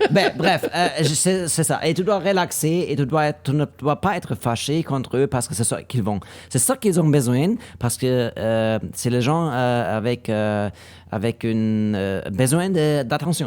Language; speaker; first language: French; non-native, learner; German